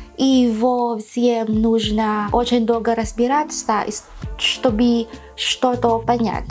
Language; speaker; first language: Russian; non-native, learner; Filipino